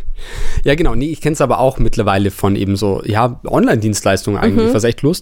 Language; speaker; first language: German; native; German